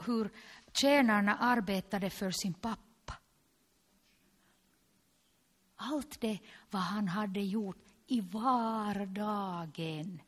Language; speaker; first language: Swedish; non-native, local second language; Finnish